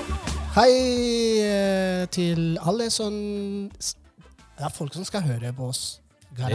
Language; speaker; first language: Norwegian; non-native, fluent; Spanish